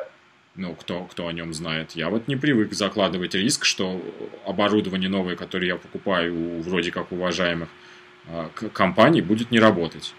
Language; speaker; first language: Russian; native; Russian